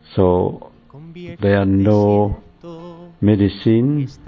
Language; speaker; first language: English; non-native, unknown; Vietnamese